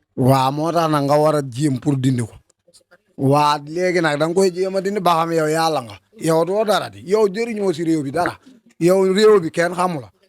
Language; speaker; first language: Wolof; native; Wolof